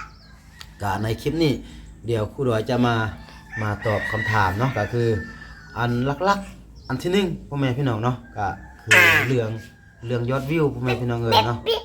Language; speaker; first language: Thai; non-native, local second language; Lao